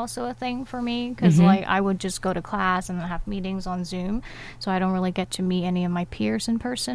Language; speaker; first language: English; native; English